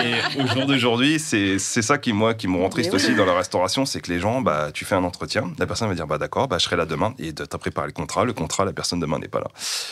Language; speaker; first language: French; native; French